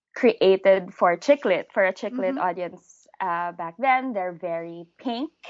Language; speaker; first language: English; native; English